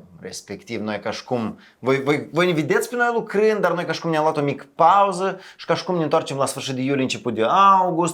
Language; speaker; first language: Romanian; native; Romanian